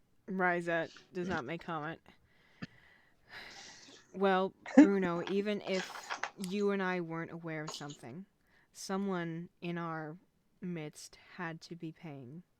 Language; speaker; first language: English; native; English